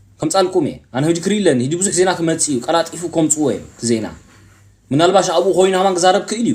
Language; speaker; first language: Tigrinya; early bilingual, heritage; Tigrinya